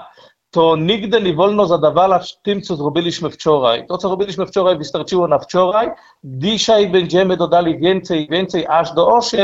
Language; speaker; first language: Polish; non-native, learner; Hebrew